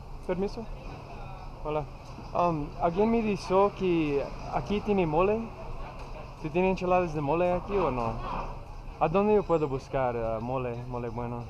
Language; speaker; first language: Spanish; non-native, learner; English